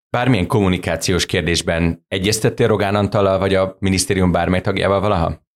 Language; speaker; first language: Hungarian; native; Hungarian